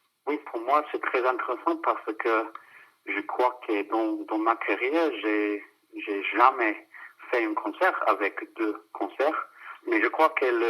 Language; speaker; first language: French; non-native, fluent; English